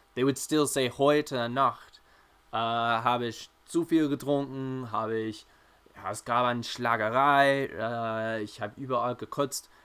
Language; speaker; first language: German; non-native, fluent; English